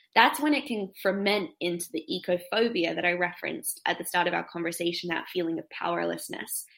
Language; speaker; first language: English; native; English